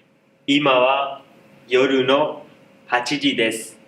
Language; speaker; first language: Japanese; non-native, learner; Hindi